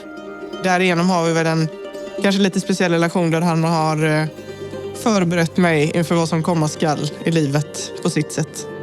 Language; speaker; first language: Swedish; native; Swedish